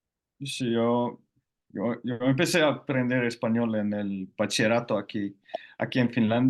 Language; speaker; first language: Spanish; non-native, fluent; Finnish